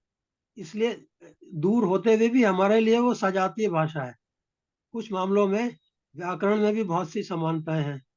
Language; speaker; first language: Hindi; native; Hindi